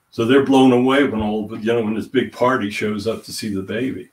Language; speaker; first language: English; native; English